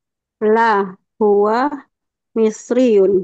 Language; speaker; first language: Arabic; non-native, learner; Indonesian